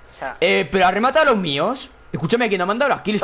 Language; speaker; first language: Spanish; native; Spanish